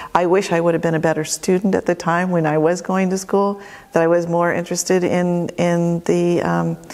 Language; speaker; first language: English; native; English